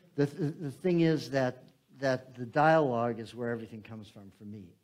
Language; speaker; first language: English; native; English